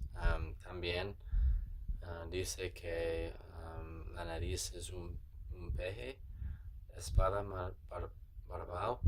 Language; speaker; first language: Spanish; non-native, learner; English